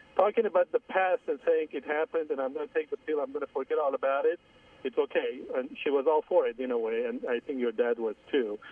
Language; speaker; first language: English; non-native, fluent; Armenian